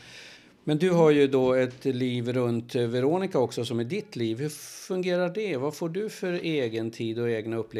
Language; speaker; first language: Swedish; native; Swedish